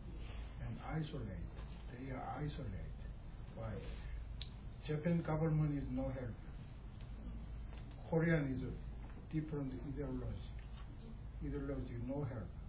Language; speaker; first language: English; non-native, learner; Korean